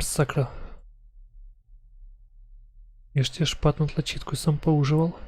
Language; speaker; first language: Czech; non-native, learner; Ukrainian